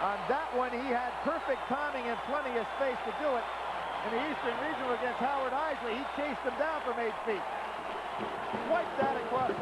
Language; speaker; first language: English; native; English